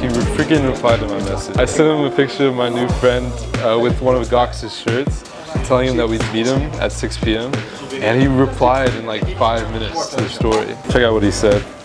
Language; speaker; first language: English; native; English